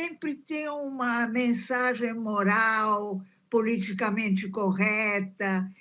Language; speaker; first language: Portuguese; early bilingual, other home language; Italian